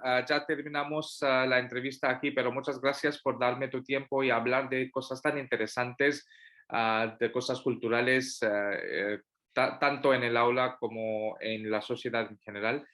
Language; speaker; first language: Spanish; non-native, fluent; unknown